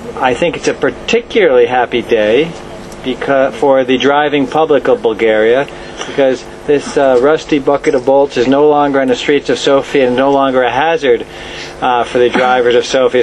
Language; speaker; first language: English; native; English